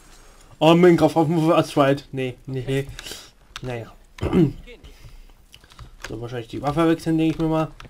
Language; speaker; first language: German; native; German